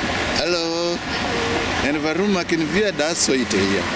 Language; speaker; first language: German; non-native, fluent; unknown